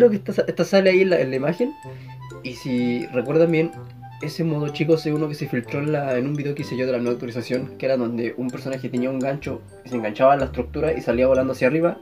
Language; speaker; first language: Spanish; native; Spanish